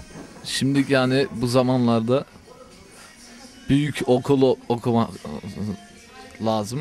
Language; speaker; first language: Turkish; early bilingual, heritage; Turkish